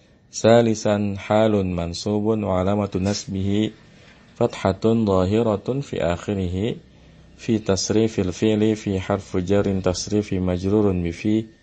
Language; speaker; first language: Arabic; non-native, fluent; Indonesian